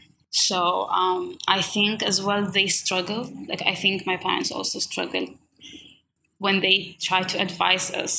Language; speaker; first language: English; non-native, fluent; Swahili